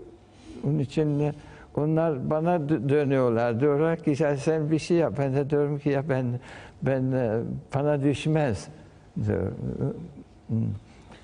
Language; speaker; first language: Turkish; early bilingual, heritage; Turkish